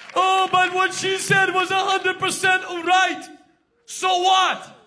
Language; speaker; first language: English; non-native, fluent; Ukrainian